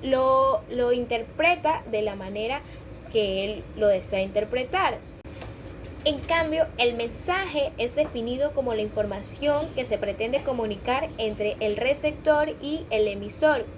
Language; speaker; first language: Spanish; native; Spanish